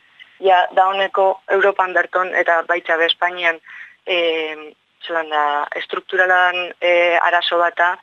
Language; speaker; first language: Basque; native; Basque